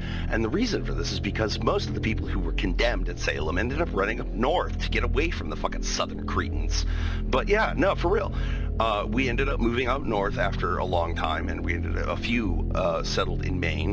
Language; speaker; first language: English; native; English